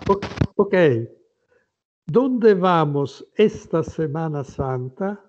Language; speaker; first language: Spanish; non-native, learner; Italian